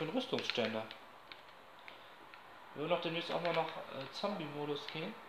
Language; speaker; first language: German; native; German